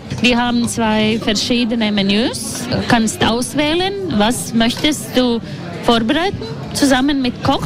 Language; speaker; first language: German; non-native, learner; Latvian